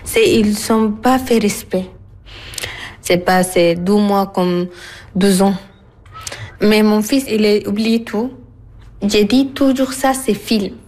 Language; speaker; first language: French; non-native, learner; Arabic